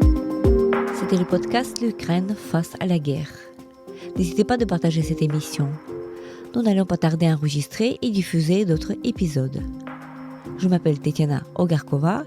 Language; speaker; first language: French; non-native, fluent; Ukrainian